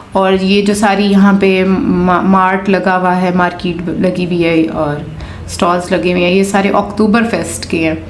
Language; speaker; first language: Urdu; non-native, local second language; Punjabi